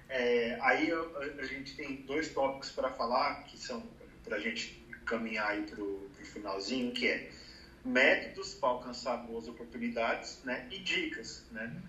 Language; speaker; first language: Portuguese; native; Portuguese